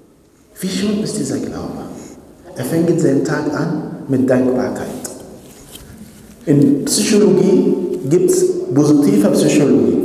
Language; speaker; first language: German; non-native, fluent; Arabic